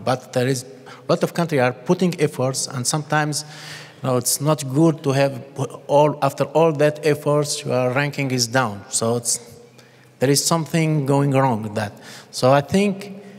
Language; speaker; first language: English; non-native, fluent; Arabic